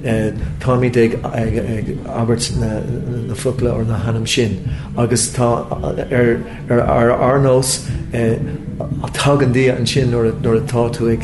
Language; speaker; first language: Irish; non-native, local second language; English